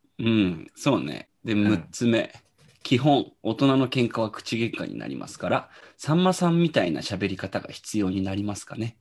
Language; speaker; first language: Japanese; native; Japanese